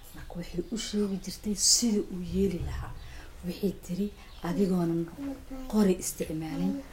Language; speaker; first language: French; non-native, learner; Somali